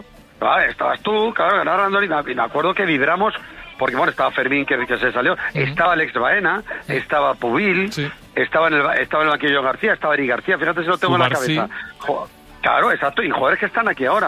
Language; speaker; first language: Spanish; native; Spanish